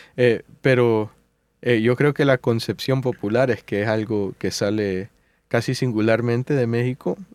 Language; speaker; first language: Spanish; early bilingual, heritage; Spanish